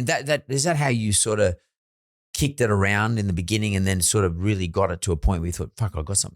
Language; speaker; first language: English; native; English